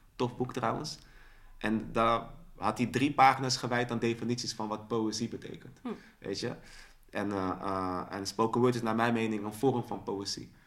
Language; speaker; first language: Dutch; early bilingual, other home language; Sranan Tongo